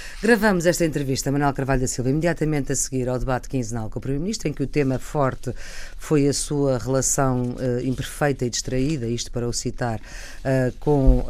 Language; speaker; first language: Portuguese; native; Portuguese